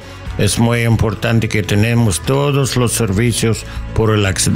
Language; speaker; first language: Spanish; non-native, learner; English